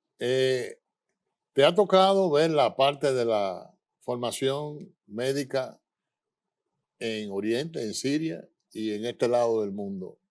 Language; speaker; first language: Spanish; native; Spanish